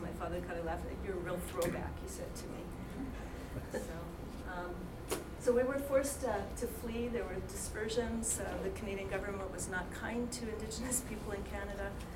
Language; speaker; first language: English; native; English